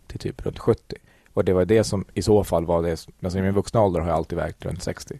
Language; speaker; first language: Swedish; early bilingual, other home language; Kurdish